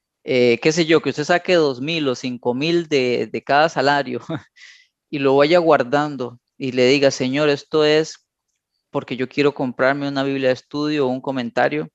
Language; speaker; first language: Spanish; native; Spanish